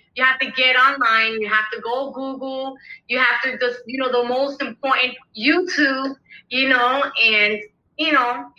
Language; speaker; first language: English; early bilingual, other home language; Spanish